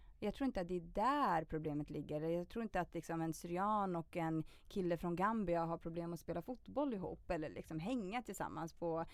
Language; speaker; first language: Swedish; early bilingual, other home language; Russian